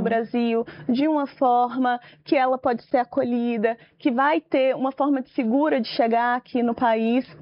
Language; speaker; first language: Portuguese; native; Portuguese